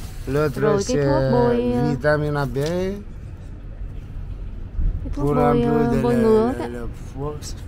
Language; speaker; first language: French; non-native, learner; Romanian